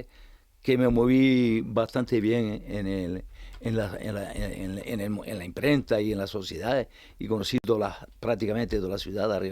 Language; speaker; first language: Spanish; native; Spanish